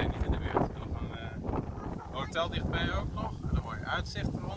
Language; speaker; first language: Dutch; native; Dutch